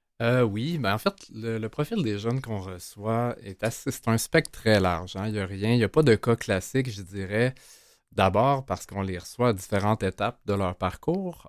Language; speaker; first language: French; native; French